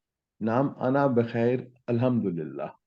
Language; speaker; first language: Arabic; non-native, learner; Urdu